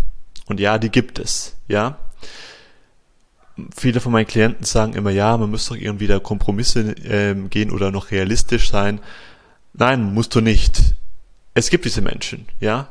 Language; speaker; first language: German; native; German